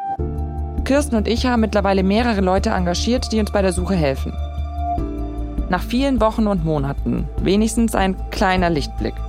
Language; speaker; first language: German; native; German